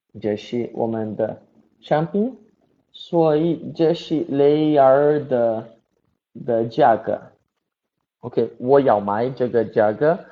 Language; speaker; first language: Chinese; non-native, learner; Portuguese